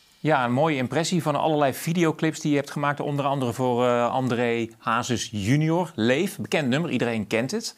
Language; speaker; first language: Dutch; native; Dutch